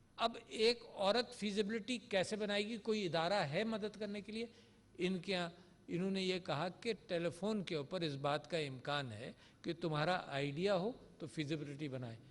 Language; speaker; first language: Urdu; native; Urdu